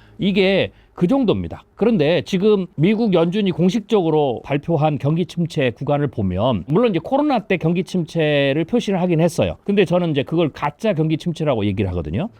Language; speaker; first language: Korean; native; Korean